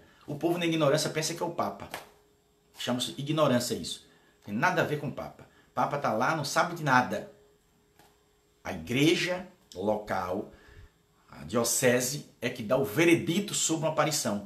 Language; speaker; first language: Portuguese; native; Portuguese